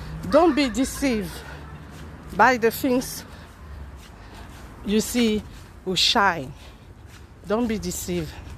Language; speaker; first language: English; non-native, fluent; Haitian Creole